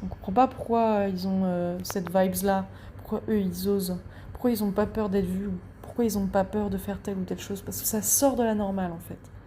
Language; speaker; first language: French; native; French